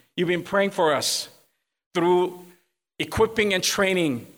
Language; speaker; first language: English; non-native, fluent; Korean